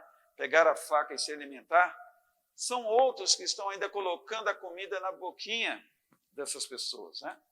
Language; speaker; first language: Portuguese; native; Portuguese